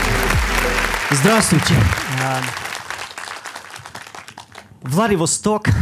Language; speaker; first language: Russian; non-native, learner; Dutch